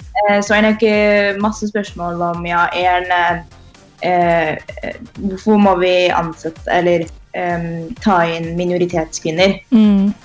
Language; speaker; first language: Norwegian; early bilingual, other home language; Tamil